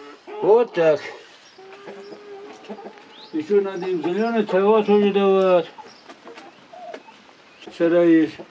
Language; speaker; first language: Russian; non-native, local second language; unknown